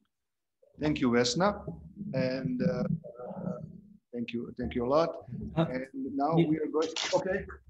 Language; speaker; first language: English; non-native, fluent; Croatian